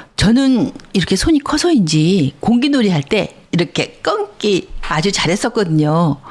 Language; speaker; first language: Korean; native; Korean